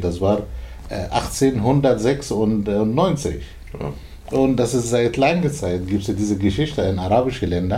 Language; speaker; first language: German; non-native, learner; Arabic